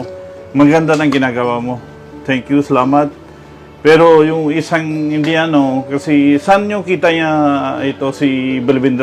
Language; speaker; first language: Filipino; non-native, learner; Punjabi